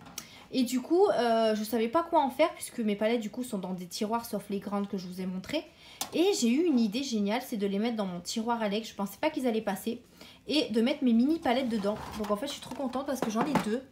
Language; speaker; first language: French; native; French